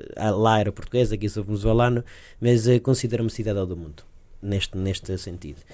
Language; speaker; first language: Portuguese; early bilingual, heritage; Portuguese